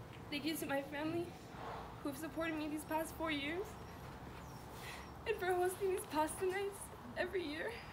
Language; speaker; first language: English; early bilingual, other home language; Spanish